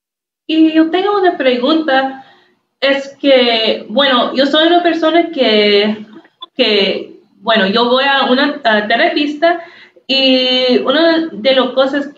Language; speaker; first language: Spanish; non-native, learner; English